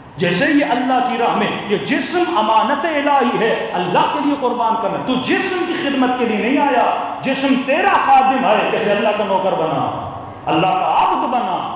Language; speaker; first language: Urdu; early bilingual, heritage; Urdu